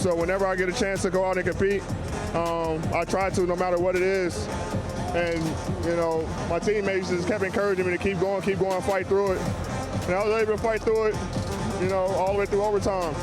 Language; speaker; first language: English; native; English